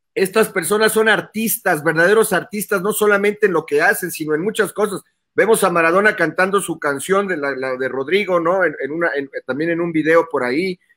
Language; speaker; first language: Spanish; native; Spanish